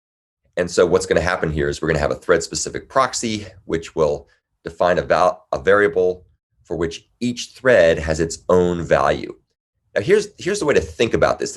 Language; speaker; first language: English; native; English